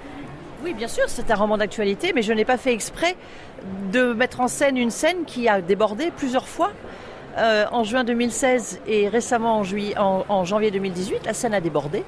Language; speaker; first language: French; native; French